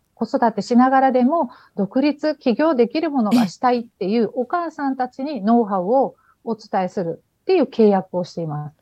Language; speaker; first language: Japanese; native; Japanese